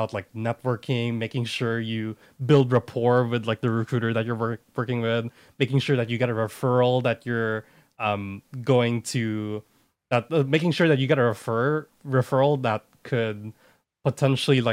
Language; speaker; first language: English; non-native, local second language; Filipino